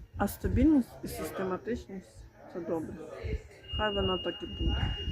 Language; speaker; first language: Ukrainian; native; Ukrainian